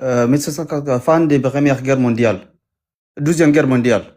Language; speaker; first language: French; non-native, learner; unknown